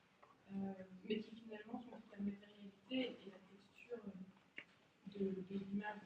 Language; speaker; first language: French; native; French